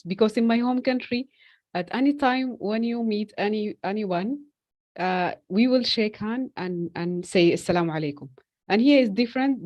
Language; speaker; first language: English; non-native, fluent; Arabic